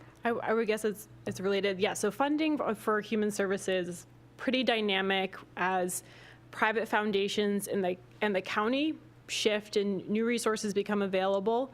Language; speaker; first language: English; native; English